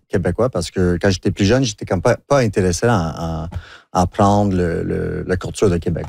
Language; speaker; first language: French; non-native, local second language; English